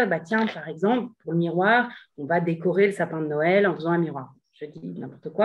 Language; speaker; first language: French; native; French